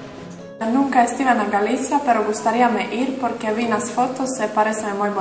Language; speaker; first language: Galician; non-native, learner; Croatian